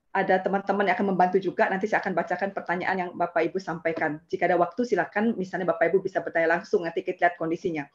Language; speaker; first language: Indonesian; native; Indonesian